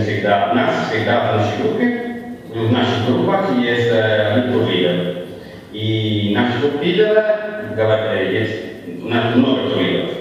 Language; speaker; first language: Russian; non-native, learner; Italian